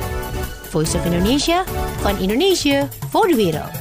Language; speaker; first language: Dutch; non-native, fluent; Indonesian